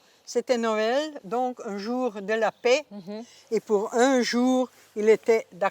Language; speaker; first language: French; non-native, local second language; Dutch